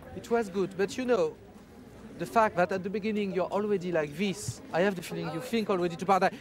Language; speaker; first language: English; non-native, fluent; French